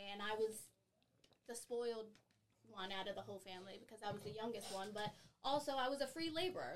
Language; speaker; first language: English; native; English